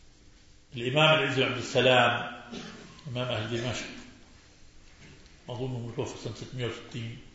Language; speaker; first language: Arabic; native; Arabic